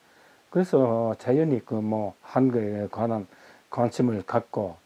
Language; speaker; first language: Korean; early bilingual, heritage; Japanese